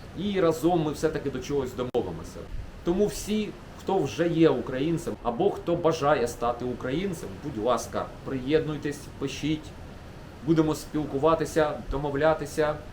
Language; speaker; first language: Ukrainian; non-native, local second language; Russian